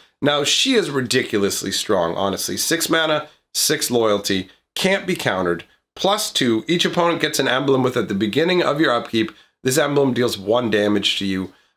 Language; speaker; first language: English; native; English